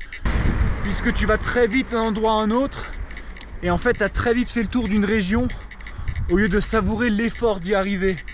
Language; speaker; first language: French; native; French